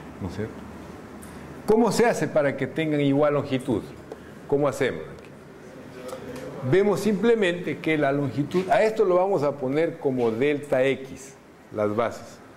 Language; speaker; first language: Spanish; native; Spanish